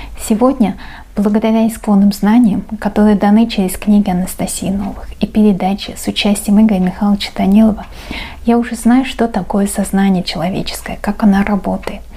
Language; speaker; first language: Russian; non-native, local second language; Uzbek